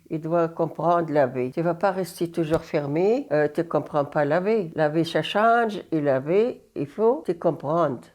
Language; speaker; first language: French; non-native, learner; Arabic